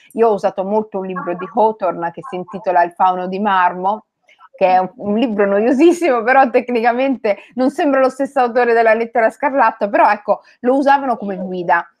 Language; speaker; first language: Italian; early bilingual, other home language; Somali